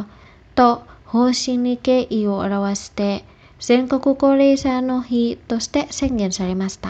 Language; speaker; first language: Japanese; non-native, fluent; Indonesian